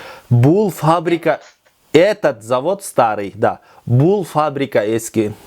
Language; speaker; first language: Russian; non-native, local second language; Kyrgyz